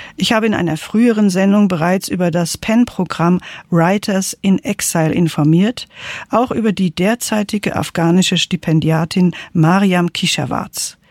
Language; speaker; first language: German; native; German